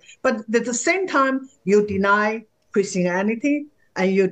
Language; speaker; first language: English; non-native, fluent; Chinese